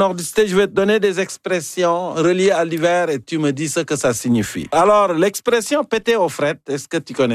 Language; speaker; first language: French; native; French